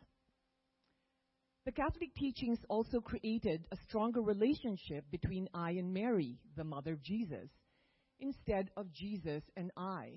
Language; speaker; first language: English; non-native, local second language; Filipino